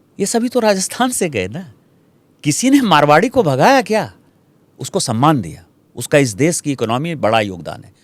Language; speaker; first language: Hindi; native; Hindi